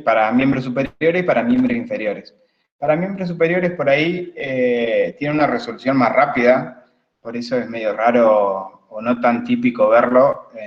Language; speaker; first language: Spanish; native; Spanish